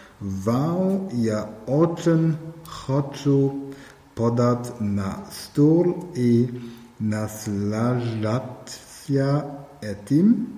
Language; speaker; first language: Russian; non-native, learner; German